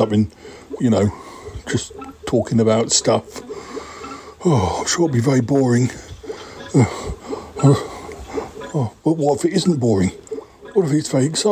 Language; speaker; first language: English; native; English